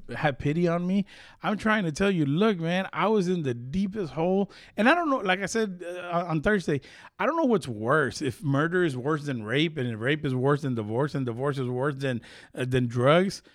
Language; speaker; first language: English; early bilingual, other home language; Spanish